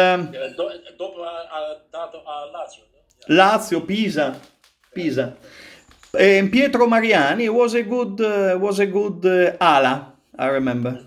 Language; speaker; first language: English; non-native, learner; Italian